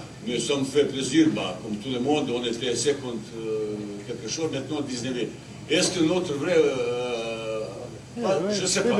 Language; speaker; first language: French; non-native, learner; Bosnian